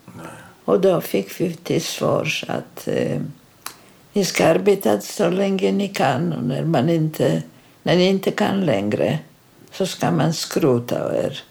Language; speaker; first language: Swedish; non-native, fluent; Polish